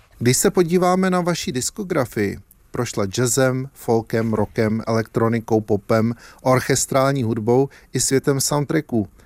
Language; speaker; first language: Czech; native; Czech